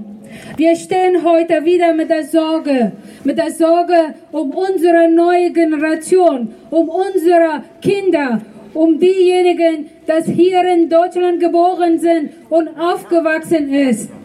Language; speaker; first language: German; non-native, fluent; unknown